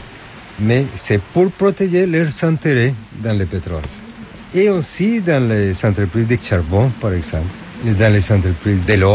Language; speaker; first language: French; non-native, fluent; Spanish